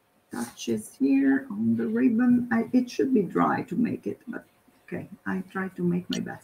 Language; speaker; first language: English; non-native, fluent; Italian